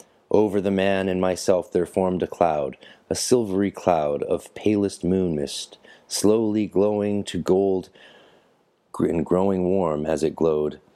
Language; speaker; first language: English; native; English